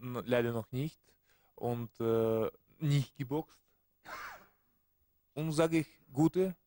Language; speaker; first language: German; non-native, learner; Russian